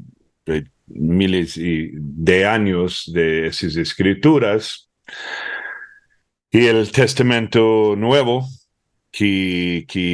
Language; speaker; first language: Spanish; early bilingual, heritage; Spanish